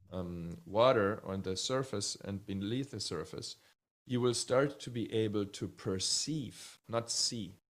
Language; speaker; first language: English; early bilingual, other home language; Czech